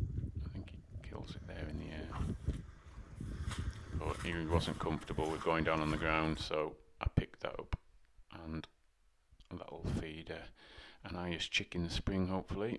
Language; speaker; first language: English; native; English